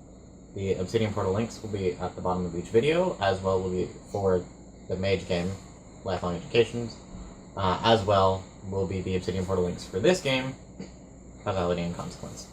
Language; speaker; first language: English; native; English